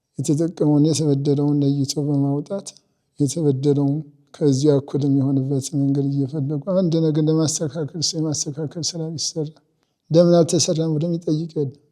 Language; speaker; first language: Amharic; native; Amharic